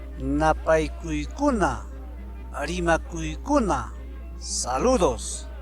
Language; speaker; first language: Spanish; non-native, local second language; Quechua